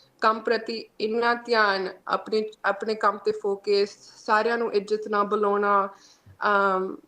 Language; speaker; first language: Punjabi; early bilingual, heritage; Punjabi